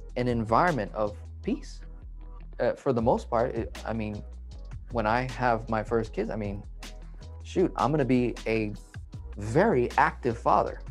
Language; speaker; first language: English; native; English